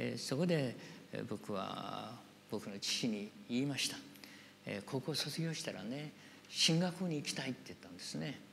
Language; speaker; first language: Japanese; native; Japanese